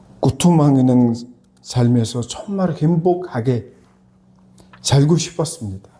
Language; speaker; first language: Korean; non-native, fluent; Mongolian